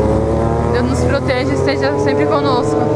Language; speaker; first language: Portuguese; native; Portuguese